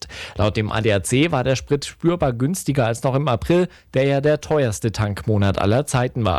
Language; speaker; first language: German; native; German